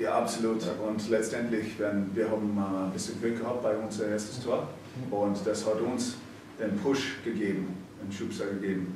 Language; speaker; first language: German; non-native, fluent; English